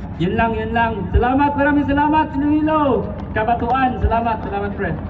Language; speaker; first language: Filipino; non-native, local second language; Cebuano